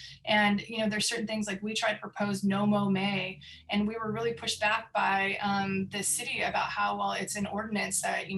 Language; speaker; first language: English; native; English